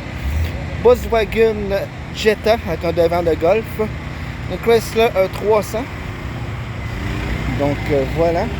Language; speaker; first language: French; native; French